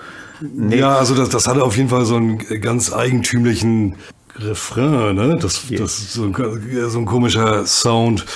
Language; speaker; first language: German; native; German